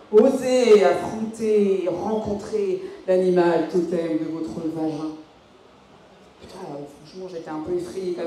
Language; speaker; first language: French; native; French